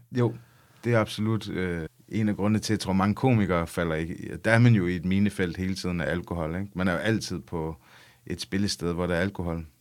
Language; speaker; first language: Danish; early bilingual, other home language; English